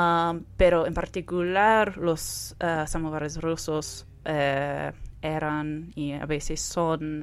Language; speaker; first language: Spanish; non-native, fluent; English